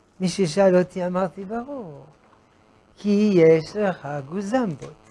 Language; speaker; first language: Hebrew; non-native, fluent; French